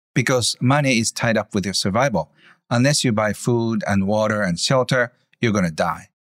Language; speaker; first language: English; non-native, fluent; Japanese